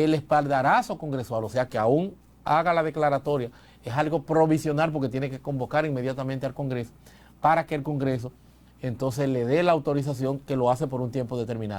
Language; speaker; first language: Spanish; native; Spanish